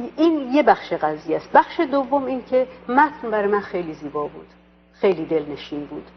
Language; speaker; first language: Persian; non-native, local second language; Azerbaijani